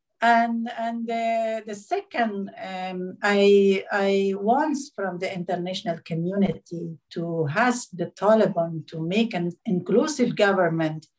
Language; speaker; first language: English; non-native, learner; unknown